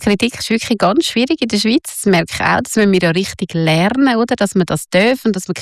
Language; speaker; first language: German; native; German